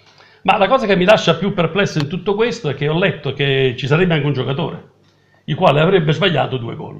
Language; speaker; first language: Italian; native; Italian